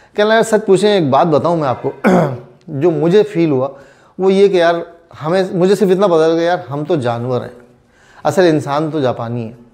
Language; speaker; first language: Urdu; native; Urdu